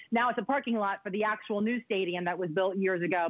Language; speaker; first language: English; native; English